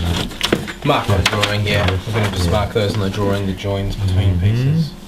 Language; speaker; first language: English; native; English